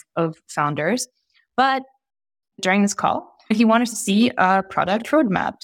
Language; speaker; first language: English; early bilingual, heritage; Italian